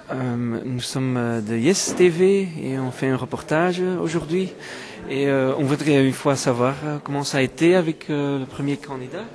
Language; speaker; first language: French; non-native, fluent; Dutch